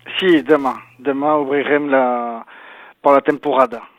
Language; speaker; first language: Catalan; non-native, local second language; French